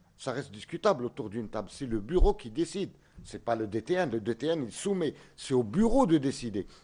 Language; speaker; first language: French; non-native, local second language; Arabic